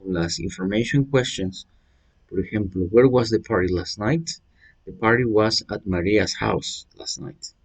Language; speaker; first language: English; non-native, fluent; Spanish